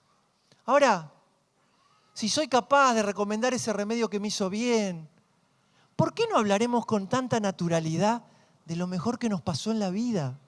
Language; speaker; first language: Spanish; native; Spanish